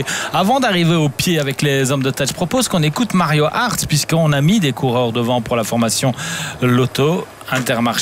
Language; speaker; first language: French; native; French